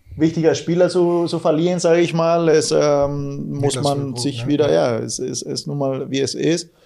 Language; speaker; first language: German; non-native, fluent; Guarani